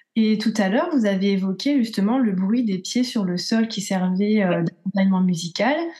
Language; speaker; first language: French; native; French